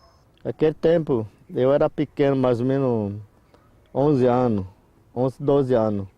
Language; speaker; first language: Portuguese; non-native, local second language; Yanomámi